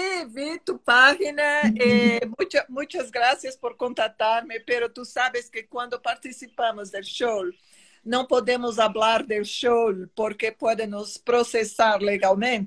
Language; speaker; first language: Spanish; non-native, fluent; Portuguese